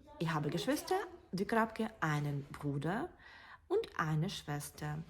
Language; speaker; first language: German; non-native, fluent; Ukrainian